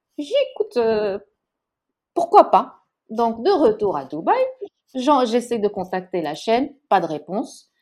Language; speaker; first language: French; non-native, local second language; Arabic